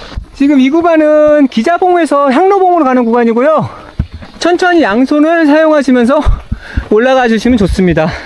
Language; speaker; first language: Korean; native; Korean